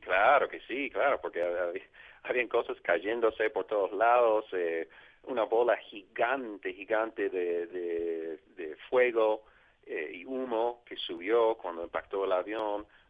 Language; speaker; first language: Spanish; non-native, fluent; English